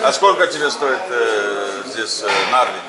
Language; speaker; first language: Russian; non-native, fluent; English